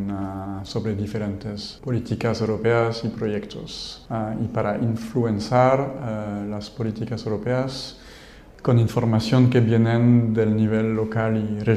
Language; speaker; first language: Spanish; non-native, learner; French